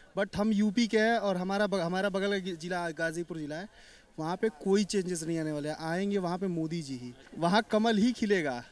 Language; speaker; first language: Hindi; native; Hindi